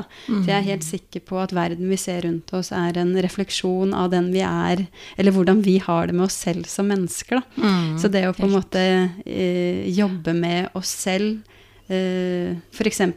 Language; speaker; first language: Norwegian; native; Norwegian